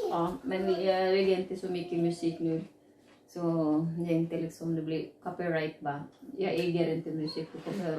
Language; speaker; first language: Swedish; non-native, learner; Filipino